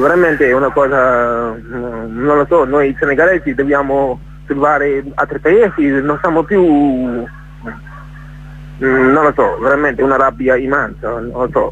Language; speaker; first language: Italian; non-native, fluent; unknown